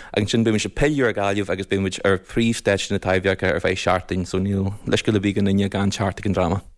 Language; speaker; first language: Irish; native; Irish